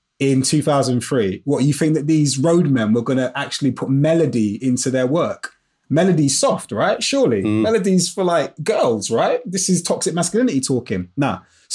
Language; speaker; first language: English; native; English